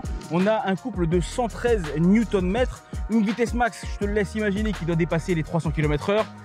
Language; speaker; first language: French; native; French